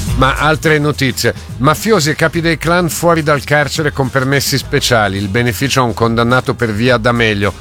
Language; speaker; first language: Italian; native; Italian